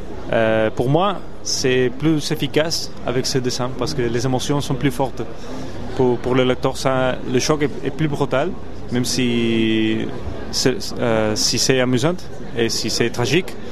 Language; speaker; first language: French; non-native, fluent; Spanish